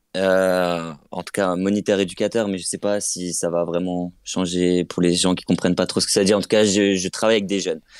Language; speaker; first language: French; native; French